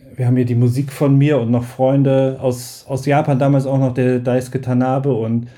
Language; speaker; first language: German; native; German